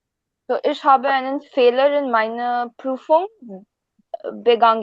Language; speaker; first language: German; non-native, learner; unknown